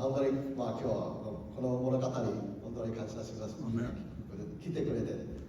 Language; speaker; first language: Japanese; non-native, learner; Cantonese